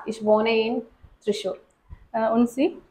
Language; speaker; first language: German; non-native, learner; Malayalam